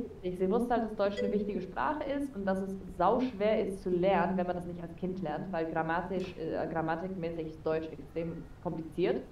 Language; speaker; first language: German; early bilingual, heritage; German